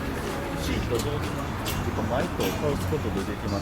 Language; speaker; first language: Japanese; native; Japanese